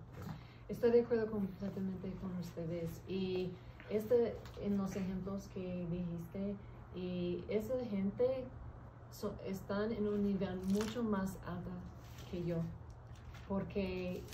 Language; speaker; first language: Spanish; early bilingual, heritage; English